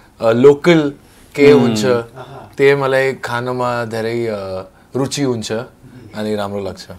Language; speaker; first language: Nepali; non-native, learner; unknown